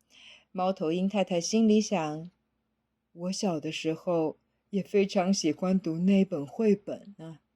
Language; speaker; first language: Chinese; native; Chinese